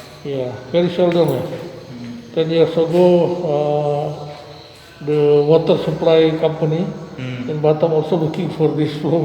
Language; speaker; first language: English; non-native, learner; Indonesian